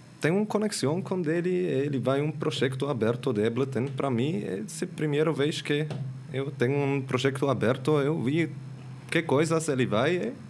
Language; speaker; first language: Portuguese; non-native, learner; Swiss German